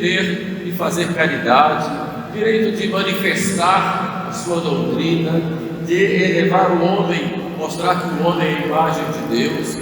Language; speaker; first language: Portuguese; native; Portuguese